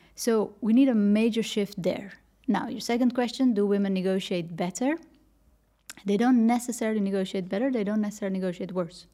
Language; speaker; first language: English; non-native, fluent; Dutch